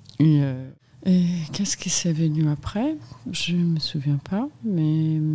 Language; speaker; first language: French; non-native, fluent; Portuguese